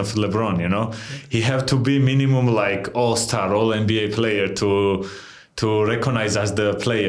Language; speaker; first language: English; non-native, fluent; Georgian